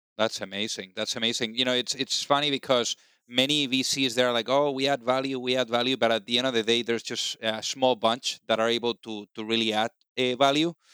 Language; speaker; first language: English; non-native, fluent; Spanish